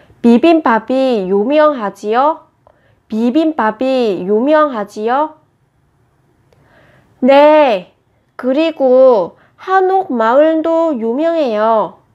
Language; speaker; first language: Korean; non-native, fluent; Vietnamese